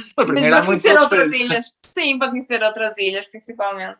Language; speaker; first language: Portuguese; native; Portuguese